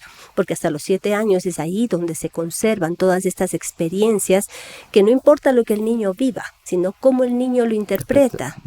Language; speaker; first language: Spanish; native; Spanish